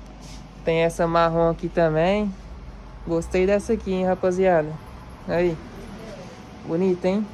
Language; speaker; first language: Portuguese; native; Portuguese